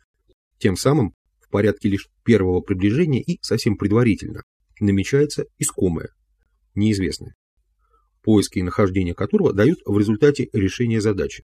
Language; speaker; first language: Russian; native; Russian